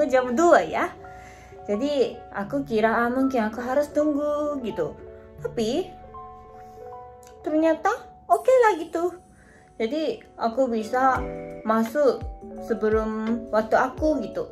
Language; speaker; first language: Indonesian; non-native, learner; Japanese